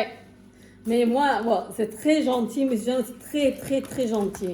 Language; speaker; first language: French; non-native, fluent; Arabic